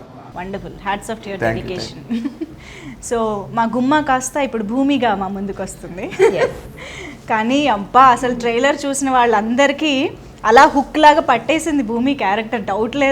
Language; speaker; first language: Telugu; native; Telugu